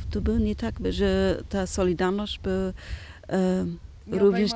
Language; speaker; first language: Polish; non-native, learner; German